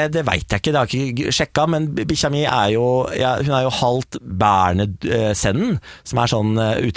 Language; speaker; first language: Norwegian; native; Norwegian